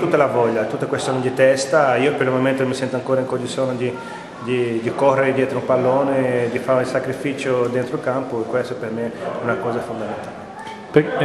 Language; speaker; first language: Italian; non-native, fluent; Portuguese